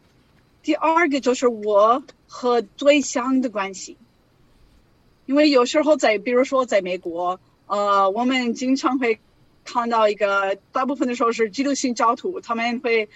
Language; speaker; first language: Chinese; non-native, learner; English